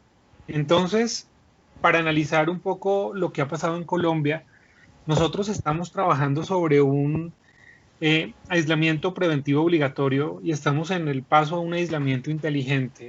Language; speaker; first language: Spanish; native; Spanish